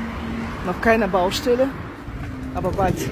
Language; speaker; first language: German; non-native, fluent; Russian